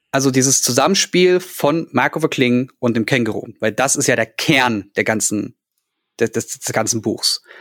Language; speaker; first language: German; native; German